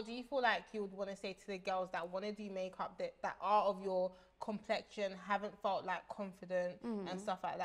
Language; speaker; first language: English; early bilingual, other home language; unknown